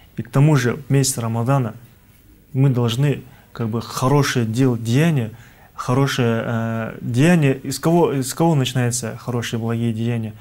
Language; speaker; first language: Russian; non-native, local second language; Kazakh